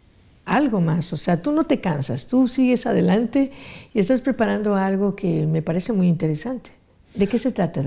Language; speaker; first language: Spanish; native; Spanish